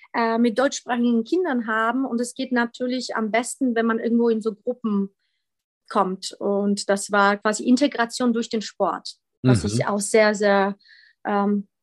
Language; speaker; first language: German; early bilingual, other home language; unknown